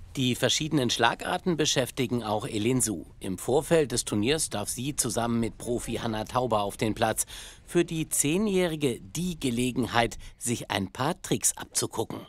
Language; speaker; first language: German; native; German